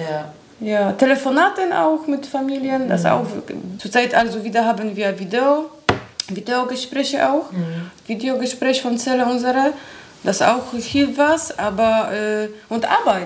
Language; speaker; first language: German; non-native, learner; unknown